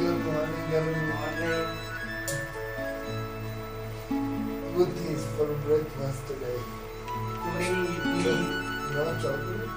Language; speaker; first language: English; non-native, learner; Italian